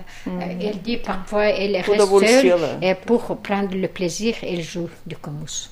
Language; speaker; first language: French; non-native, fluent; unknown